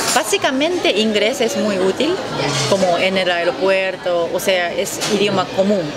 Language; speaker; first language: Spanish; non-native, fluent; Japanese